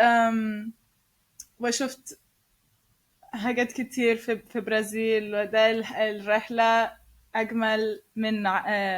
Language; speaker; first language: Arabic; non-native, learner; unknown